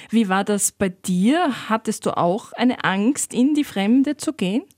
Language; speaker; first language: German; native; German